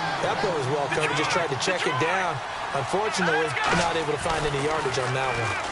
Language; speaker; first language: English; native; English